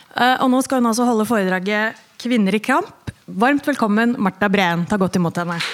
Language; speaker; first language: Norwegian; native; Norwegian